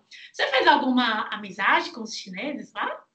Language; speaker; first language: Portuguese; non-native, fluent; Chinese